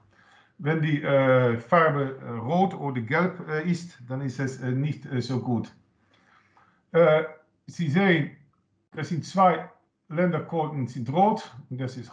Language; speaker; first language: German; non-native, learner; Dutch